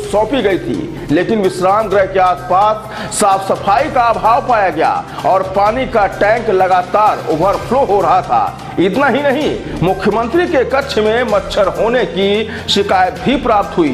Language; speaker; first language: Hindi; native; Hindi